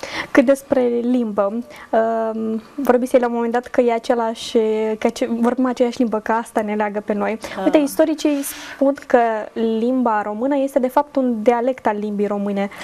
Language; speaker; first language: Romanian; native; Romanian